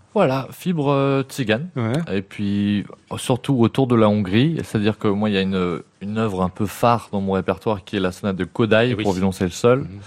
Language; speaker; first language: French; native; French